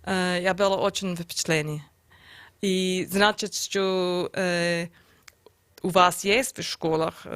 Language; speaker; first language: Russian; non-native, learner; English